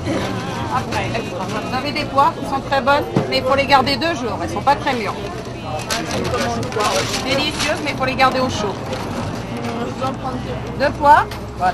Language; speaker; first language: French; native; French